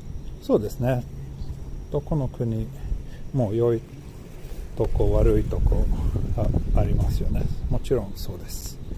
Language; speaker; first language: Japanese; non-native, learner; Swedish